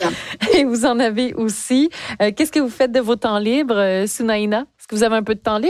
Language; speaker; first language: French; native; French